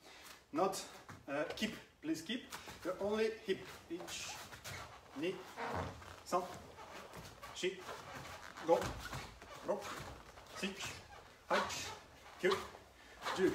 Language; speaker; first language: English; non-native, learner; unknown